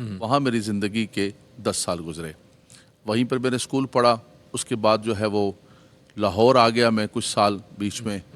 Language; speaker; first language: Urdu; non-native, local second language; Punjabi